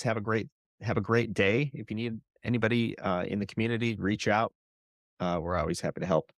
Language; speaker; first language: English; native; English